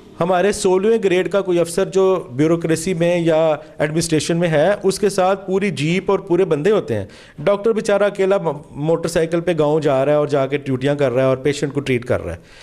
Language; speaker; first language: Urdu; non-native, local second language; Punjabi